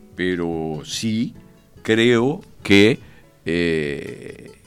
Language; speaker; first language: Spanish; native; Spanish